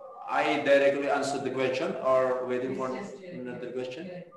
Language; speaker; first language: English; non-native, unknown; Indonesian